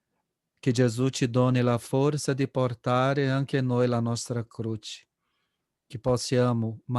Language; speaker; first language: Italian; non-native, fluent; Portuguese